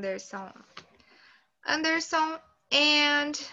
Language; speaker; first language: English; non-native, fluent; Portuguese